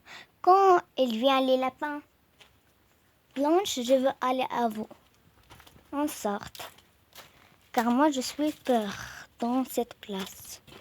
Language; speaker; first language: French; non-native, learner; Arabic